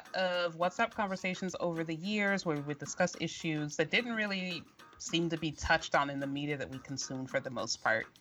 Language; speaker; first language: English; native; English